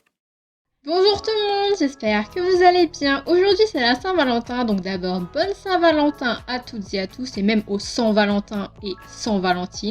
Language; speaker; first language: French; native; French